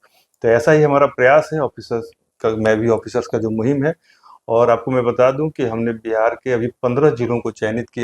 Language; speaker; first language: Hindi; native; Hindi